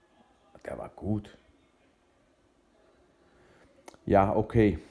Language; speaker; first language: German; non-native, fluent; Danish